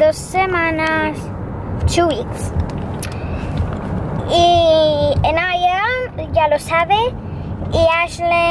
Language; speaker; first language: Spanish; early bilingual, other home language; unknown